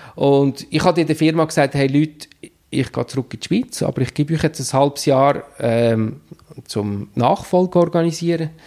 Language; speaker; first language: German; native; German